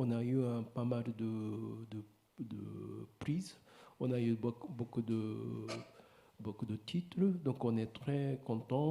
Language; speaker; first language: French; non-native, learner; Japanese